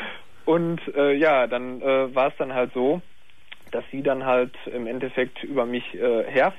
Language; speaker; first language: German; native; German